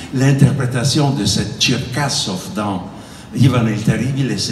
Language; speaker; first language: French; non-native, fluent; Italian